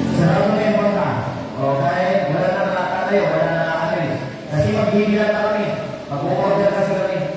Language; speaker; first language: Filipino; non-native, local second language; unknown